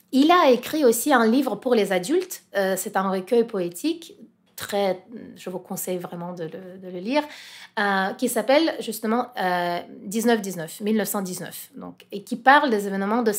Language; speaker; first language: French; non-native, fluent; Russian